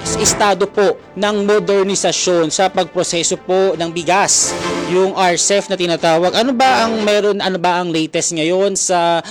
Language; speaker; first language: Filipino; native; Filipino